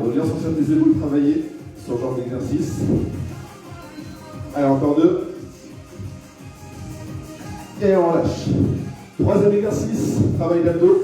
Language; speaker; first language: French; native; French